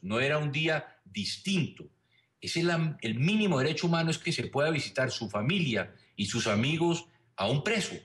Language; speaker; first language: Spanish; native; Spanish